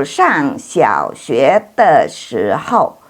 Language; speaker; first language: Chinese; non-native, fluent; Indonesian